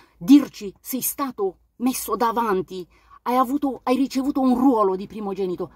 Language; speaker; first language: Italian; non-native, fluent; Romanian